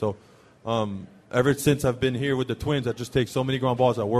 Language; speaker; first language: English; non-native, fluent; French